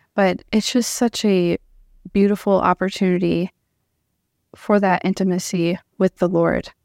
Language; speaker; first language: English; native; English